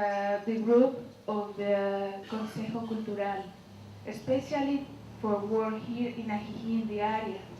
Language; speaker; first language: English; non-native, learner; Spanish